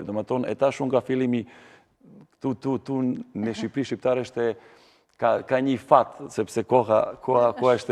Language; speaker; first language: Albanian; non-native, learner; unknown